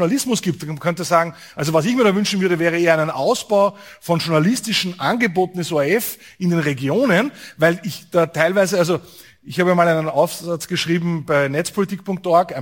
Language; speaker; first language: German; native; German